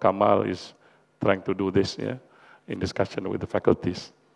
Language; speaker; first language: English; non-native, local second language; Malay